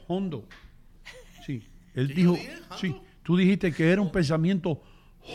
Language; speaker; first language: Spanish; native; Spanish